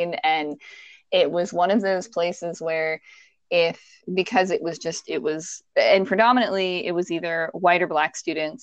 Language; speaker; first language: English; native; English